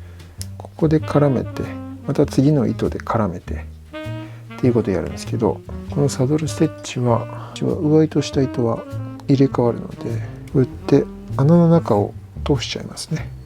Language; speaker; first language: Japanese; native; Japanese